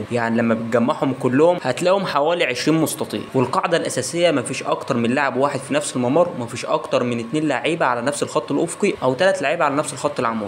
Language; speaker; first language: Arabic; native; Arabic